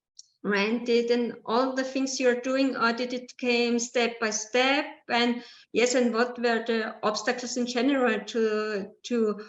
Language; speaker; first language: English; non-native, learner; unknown